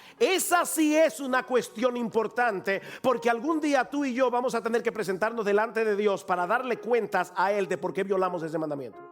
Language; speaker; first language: Spanish; native; Spanish